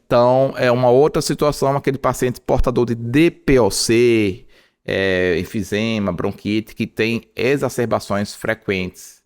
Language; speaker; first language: Portuguese; native; Portuguese